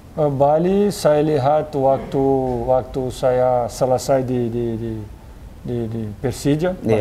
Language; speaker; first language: Indonesian; non-native, fluent; Portuguese